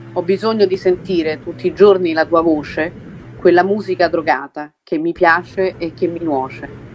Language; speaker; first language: Italian; early bilingual, heritage; Italian